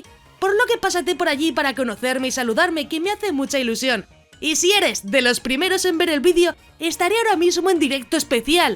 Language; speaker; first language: Spanish; native; Spanish